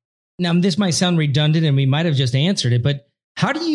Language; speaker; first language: English; native; English